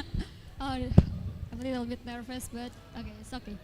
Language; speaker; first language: English; non-native, learner; Indonesian